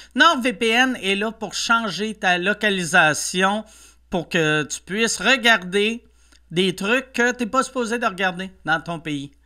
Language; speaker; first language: French; native; French